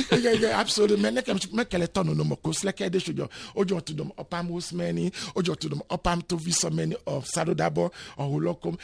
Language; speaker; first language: Hungarian; non-native, learner; Yoruba